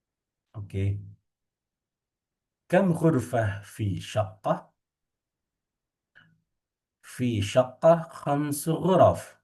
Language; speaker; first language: Arabic; non-native, fluent; Indonesian